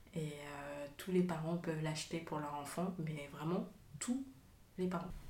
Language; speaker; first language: French; native; French